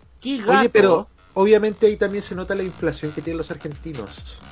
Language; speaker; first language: Spanish; native; Spanish